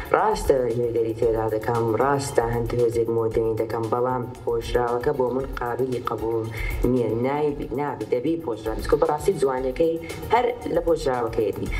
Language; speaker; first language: Central Kurdish; early bilingual, heritage; Central Kurdish